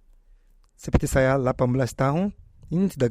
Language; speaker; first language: Indonesian; non-native, fluent; Portuguese